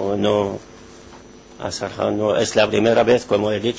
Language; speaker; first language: Spanish; non-native, learner; Arabic